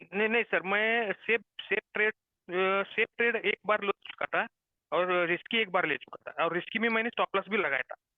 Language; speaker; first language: Hindi; non-native, local second language; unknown